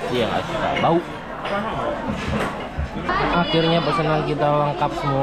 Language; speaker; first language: Indonesian; native; Indonesian